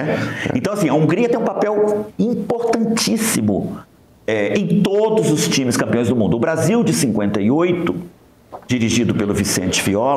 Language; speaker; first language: Portuguese; native; Portuguese